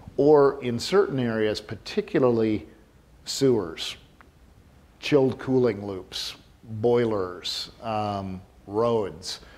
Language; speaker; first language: English; native; English